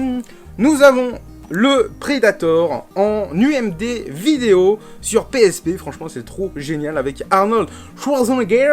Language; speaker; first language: French; native; French